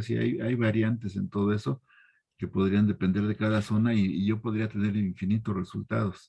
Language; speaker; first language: Spanish; native; Spanish